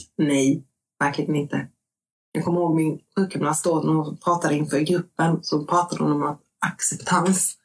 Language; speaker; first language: Swedish; native; Swedish